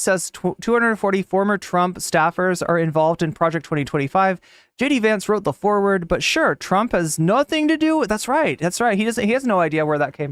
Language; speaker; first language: English; native; English